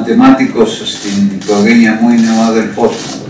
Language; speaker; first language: Greek; non-native, learner; Spanish